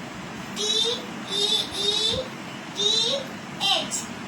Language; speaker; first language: English; non-native, learner; Bangla